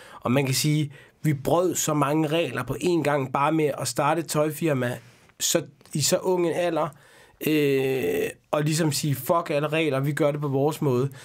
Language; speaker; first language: Danish; early bilingual, other home language; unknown